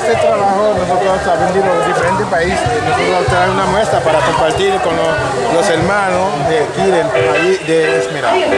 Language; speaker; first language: Spanish; non-native, learner; French